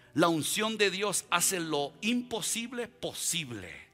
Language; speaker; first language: Spanish; native; Spanish